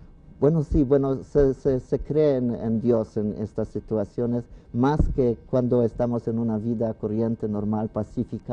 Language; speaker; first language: Spanish; non-native, fluent; Polish